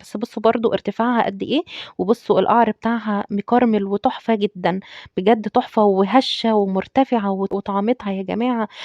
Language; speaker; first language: Arabic; native; Arabic